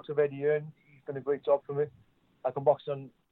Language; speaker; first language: English; native; English